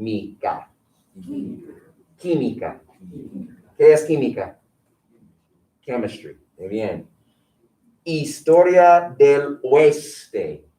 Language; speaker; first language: Spanish; non-native, fluent; English